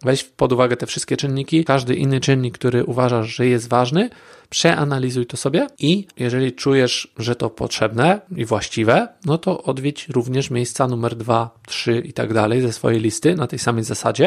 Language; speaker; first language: Polish; native; Polish